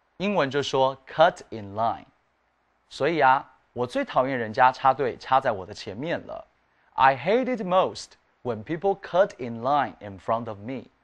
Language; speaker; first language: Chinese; native; Chinese